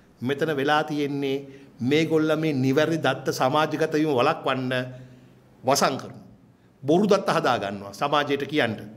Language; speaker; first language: Sinhala; native; Sinhala